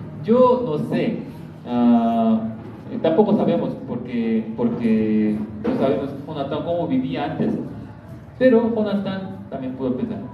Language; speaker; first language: Spanish; non-native, learner; Korean